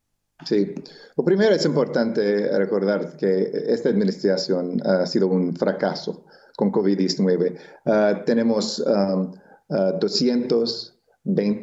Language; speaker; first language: Spanish; non-native, local second language; English